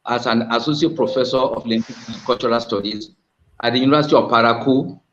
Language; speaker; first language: English; non-native, local second language; Yoruba